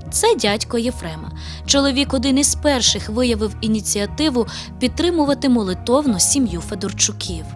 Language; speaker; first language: Ukrainian; native; Ukrainian